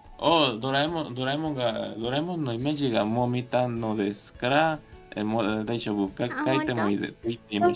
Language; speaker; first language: Japanese; non-native, learner; Spanish